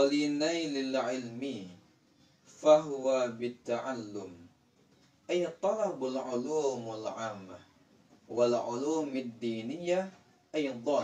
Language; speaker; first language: Arabic; non-native, learner; Indonesian